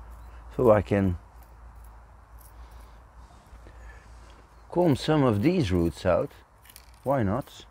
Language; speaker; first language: English; non-native, fluent; Dutch